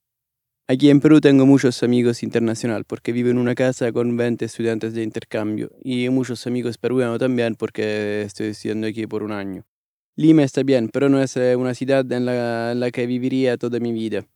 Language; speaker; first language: Spanish; non-native, fluent; Italian